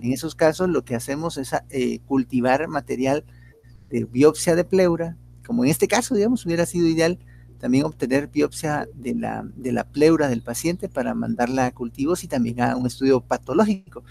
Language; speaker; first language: Spanish; native; Spanish